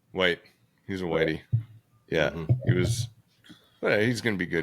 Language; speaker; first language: English; native; English